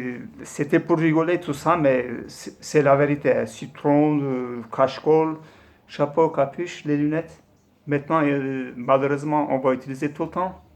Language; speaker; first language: French; non-native, fluent; Turkish